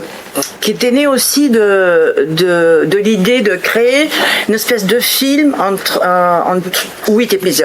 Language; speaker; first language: French; non-native, fluent; Spanish